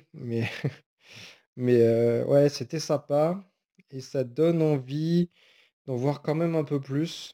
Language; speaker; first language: French; native; French